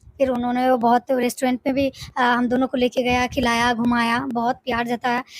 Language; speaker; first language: Hindi; non-native, fluent; Bangla